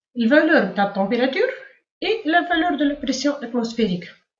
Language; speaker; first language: French; non-native, local second language; Arabic